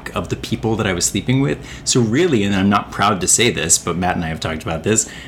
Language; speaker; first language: English; native; English